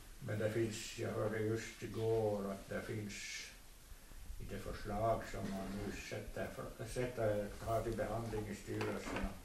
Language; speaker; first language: Swedish; native; Swedish